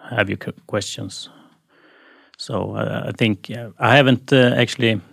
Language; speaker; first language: English; non-native, fluent; Swedish